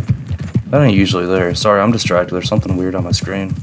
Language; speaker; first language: English; native; English